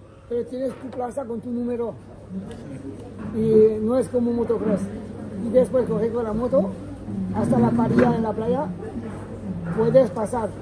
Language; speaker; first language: Spanish; non-native, fluent; French